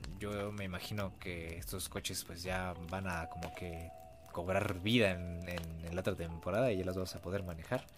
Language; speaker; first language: Spanish; native; Spanish